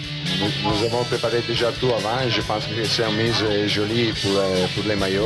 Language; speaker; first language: French; non-native, learner; Italian